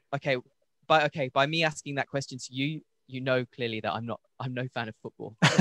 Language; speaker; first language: English; native; English